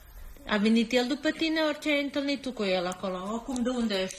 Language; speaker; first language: Romanian; non-native, fluent; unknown